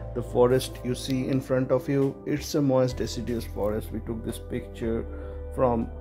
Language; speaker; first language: English; non-native, local second language; Hindi